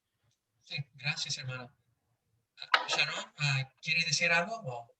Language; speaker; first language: Spanish; non-native, fluent; English